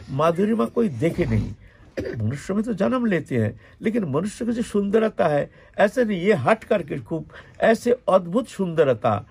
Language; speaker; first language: Hindi; non-native, local second language; Bangla